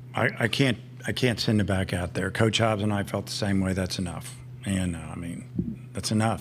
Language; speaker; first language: English; native; English